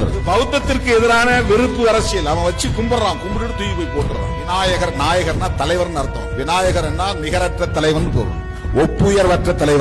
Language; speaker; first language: Tamil; native; Tamil